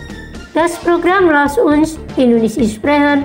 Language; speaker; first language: German; non-native, fluent; Indonesian